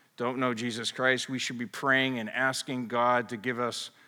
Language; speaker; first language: English; native; English